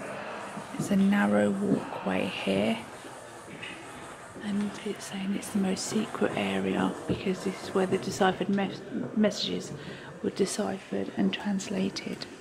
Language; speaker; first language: English; native; English